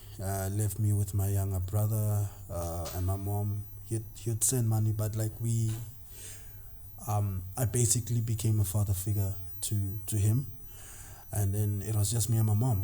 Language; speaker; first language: English; non-native, local second language; Zulu